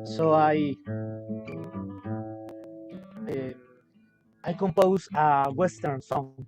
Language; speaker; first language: English; non-native, local second language; Spanish